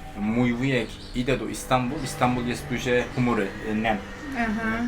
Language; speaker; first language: Polish; non-native, learner; Turkish